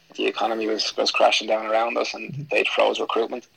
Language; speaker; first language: English; native; English